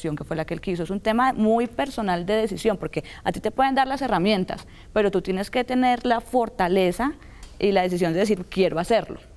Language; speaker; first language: Spanish; native; Spanish